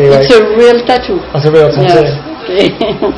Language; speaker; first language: English; non-native, learner; French